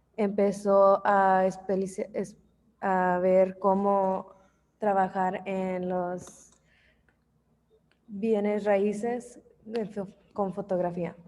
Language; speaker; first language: Spanish; early bilingual, heritage; English